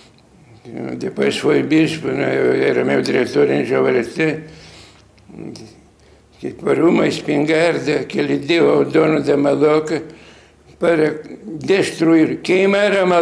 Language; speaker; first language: Portuguese; non-native, fluent; Lithuanian